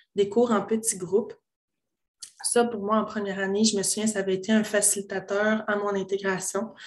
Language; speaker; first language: French; native; French